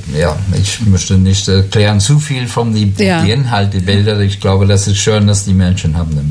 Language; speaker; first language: German; non-native, learner; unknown